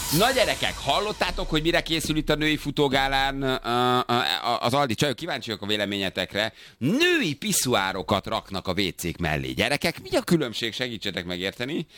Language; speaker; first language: Hungarian; native; Hungarian